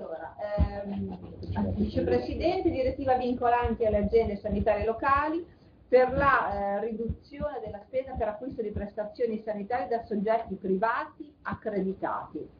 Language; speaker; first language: Italian; native; Italian